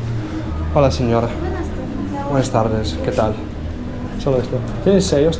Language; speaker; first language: Spanish; non-native, fluent; English